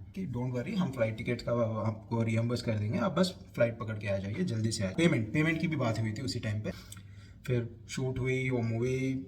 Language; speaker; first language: Hindi; non-native, local second language; Telugu